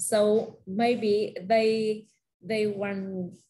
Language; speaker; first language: English; non-native, learner; Vietnamese